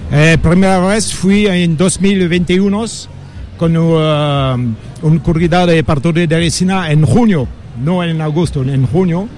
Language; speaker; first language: Spanish; non-native, learner; French